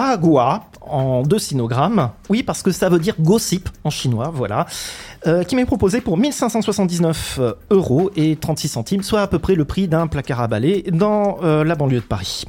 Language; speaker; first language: French; native; French